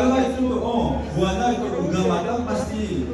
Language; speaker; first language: Indonesian; non-native, learner; Korean